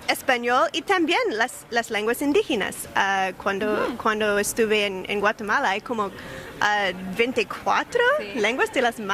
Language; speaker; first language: Spanish; non-native, learner; English